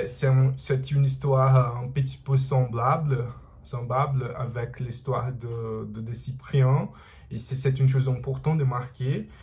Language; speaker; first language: French; non-native, learner; Portuguese